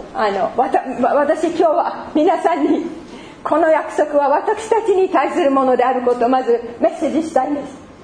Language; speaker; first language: Japanese; non-native, fluent; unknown